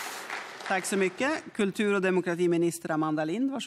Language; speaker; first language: Swedish; native; Swedish